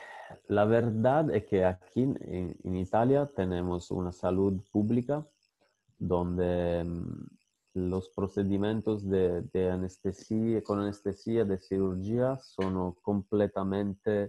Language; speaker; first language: Spanish; non-native, fluent; Italian